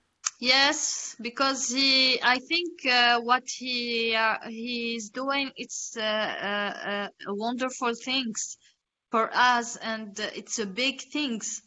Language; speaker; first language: English; non-native, learner; Arabic